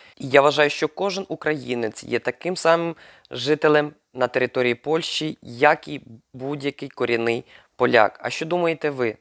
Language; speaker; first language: Ukrainian; native; Ukrainian